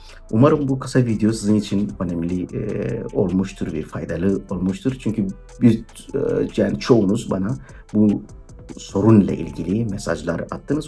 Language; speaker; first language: Turkish; non-native, fluent; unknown